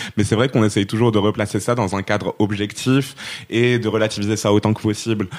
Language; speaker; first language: French; non-native, local second language; Arabic